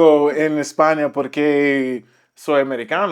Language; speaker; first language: Spanish; non-native, learner; English